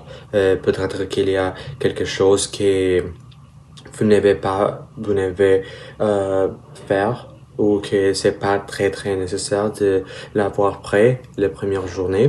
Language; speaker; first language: French; non-native, learner; Spanish